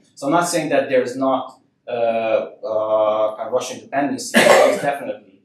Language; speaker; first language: English; non-native, fluent; Hungarian